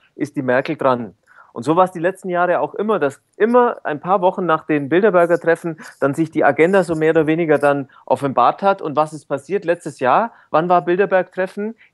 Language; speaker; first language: German; native; German